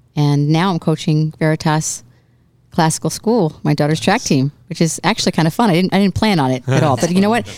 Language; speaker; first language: English; native; English